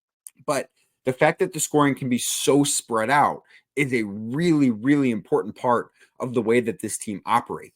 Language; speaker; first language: English; native; English